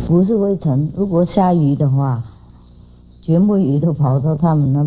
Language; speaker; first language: Chinese; non-native, fluent; Vietnamese